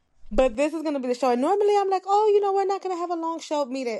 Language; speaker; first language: English; early bilingual, other home language; Spanish